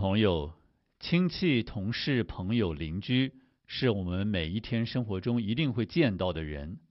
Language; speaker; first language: Chinese; native; Chinese